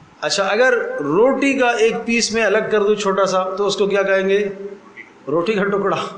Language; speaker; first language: Urdu; native; Urdu